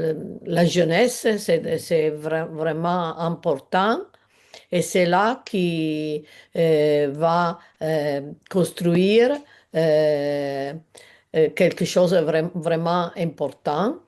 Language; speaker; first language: French; non-native, learner; Italian